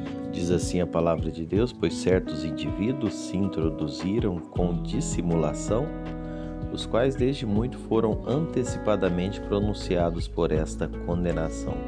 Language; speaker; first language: Portuguese; native; Portuguese